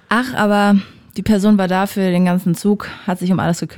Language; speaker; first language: German; native; German